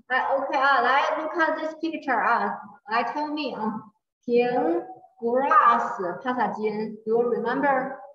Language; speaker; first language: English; non-native, learner; Chinese